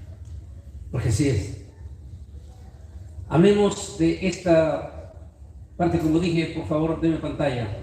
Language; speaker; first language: Spanish; native; Spanish